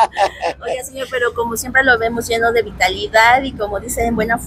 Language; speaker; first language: Spanish; native; Spanish